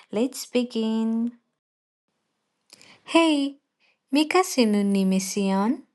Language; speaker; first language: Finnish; non-native, learner; Nepali